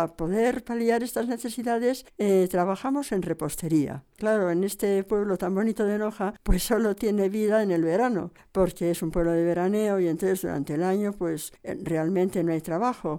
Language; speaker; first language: Spanish; native; Spanish